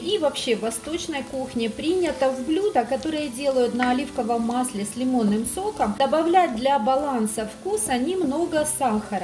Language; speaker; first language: Russian; native; Russian